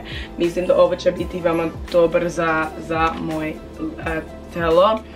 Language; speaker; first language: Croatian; non-native, learner; English